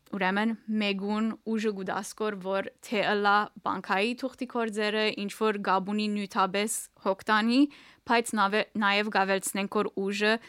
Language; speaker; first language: Armenian; early bilingual, heritage; Armenian